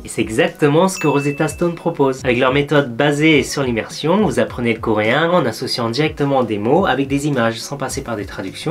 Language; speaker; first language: French; native; French